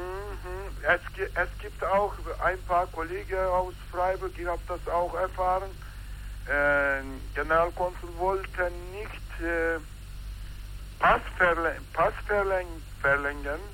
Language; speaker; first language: German; non-native, learner; Turkish